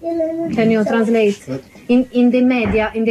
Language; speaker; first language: English; non-native, learner; Italian